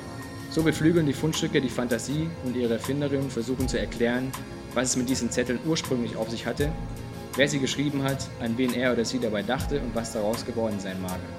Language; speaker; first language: German; native; German